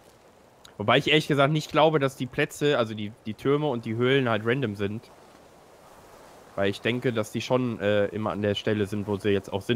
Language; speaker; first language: German; native; German